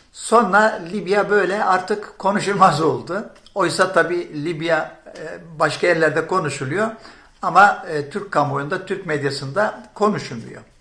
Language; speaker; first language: Turkish; non-native, fluent; Arabic